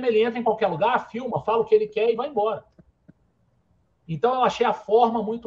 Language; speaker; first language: Portuguese; native; Portuguese